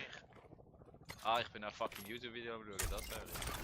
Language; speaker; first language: German; native; German